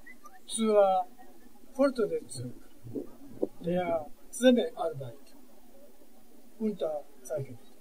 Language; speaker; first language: German; non-native, fluent; Japanese